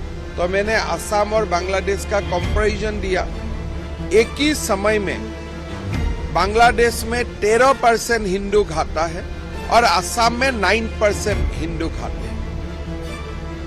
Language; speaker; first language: Hindi; non-native, local second language; Assamese